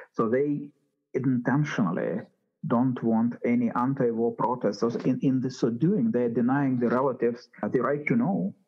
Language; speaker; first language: English; non-native, fluent; Ukrainian